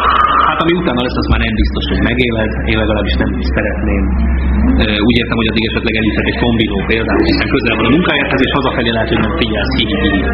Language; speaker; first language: Hungarian; native; Hungarian